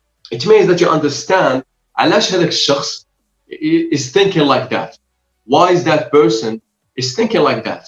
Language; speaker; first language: English; non-native, fluent; Arabic